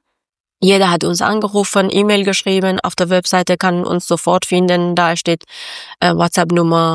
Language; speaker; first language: German; non-native, learner; Persian